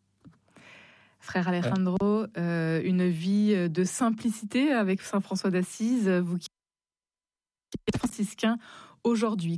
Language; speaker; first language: French; native; French